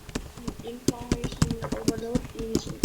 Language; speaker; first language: English; non-native, learner; Vietnamese